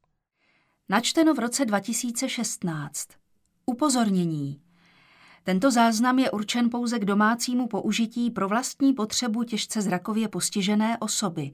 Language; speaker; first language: Czech; native; Czech